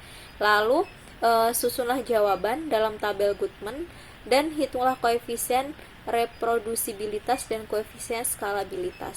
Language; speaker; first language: Indonesian; native; Indonesian